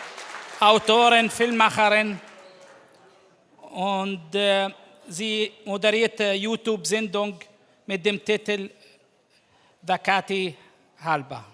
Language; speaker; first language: German; non-native, fluent; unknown